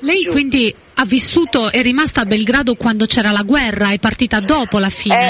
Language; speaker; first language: Italian; native; Italian